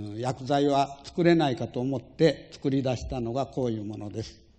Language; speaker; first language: Japanese; native; Japanese